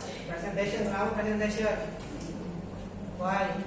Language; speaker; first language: English; non-native, local second language; Indonesian